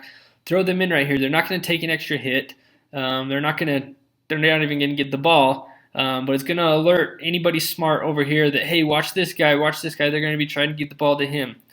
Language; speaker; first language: English; native; English